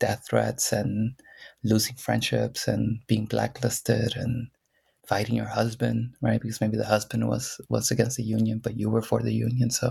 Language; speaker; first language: English; early bilingual, other home language; Spanish